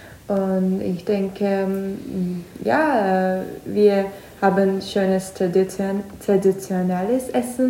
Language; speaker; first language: German; non-native, learner; Turkish